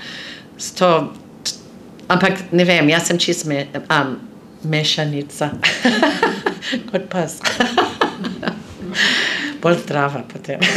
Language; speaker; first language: Slovenian; non-native, fluent; English